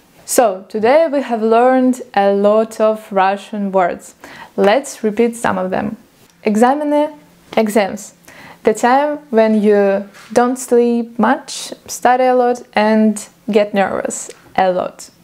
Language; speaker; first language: English; non-native, fluent; Russian